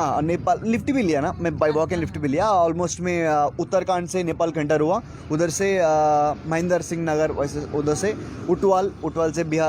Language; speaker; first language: Hindi; non-native, local second language; Telugu